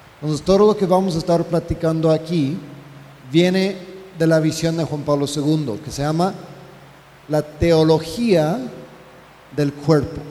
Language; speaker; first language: Spanish; non-native, fluent; English